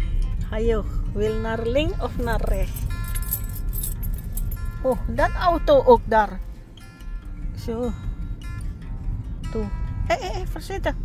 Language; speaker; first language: Dutch; non-native, learner; Indonesian